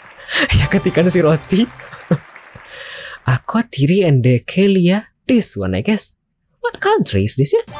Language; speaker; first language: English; non-native, learner; Indonesian